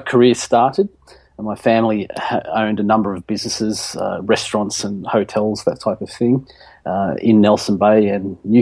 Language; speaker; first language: English; native; English